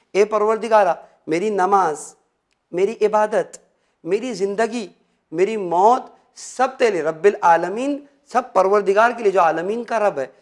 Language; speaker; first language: Urdu; native; Urdu